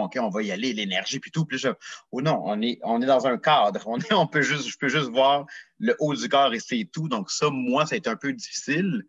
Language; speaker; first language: French; native; French